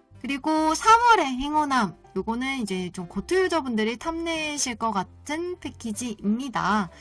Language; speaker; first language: Korean; native; Korean